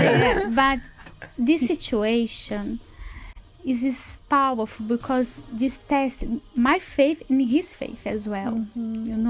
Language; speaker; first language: English; non-native, learner; Portuguese